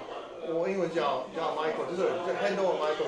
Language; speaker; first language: Chinese; non-native, learner; English